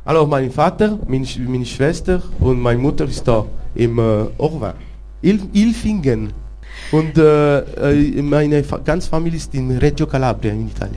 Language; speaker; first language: German; non-native, local second language; French